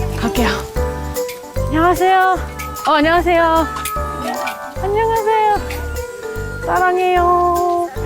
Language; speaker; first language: Korean; non-native, fluent; English